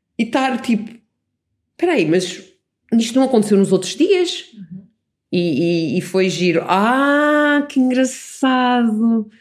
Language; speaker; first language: Portuguese; early bilingual, other home language; English